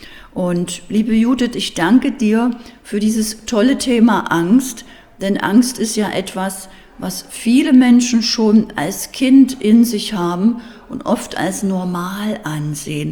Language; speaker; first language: German; native; German